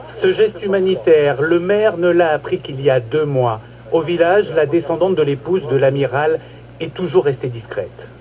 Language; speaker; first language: French; native; French